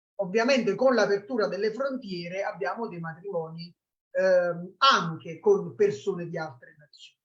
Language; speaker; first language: Italian; native; Italian